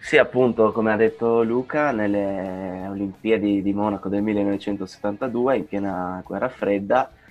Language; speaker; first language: Italian; native; Italian